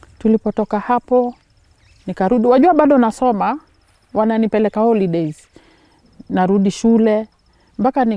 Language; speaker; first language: Swahili; native; Swahili